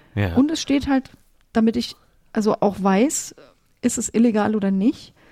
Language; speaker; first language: German; native; German